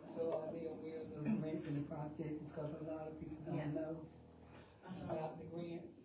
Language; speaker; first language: English; native; English